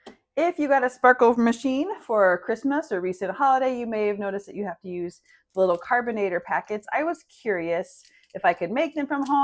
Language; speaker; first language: English; native; English